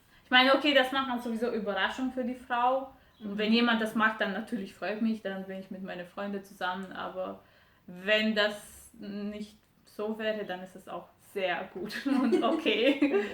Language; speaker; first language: German; non-native, fluent; Romanian